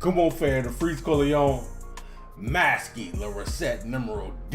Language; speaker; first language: French; non-native, learner; English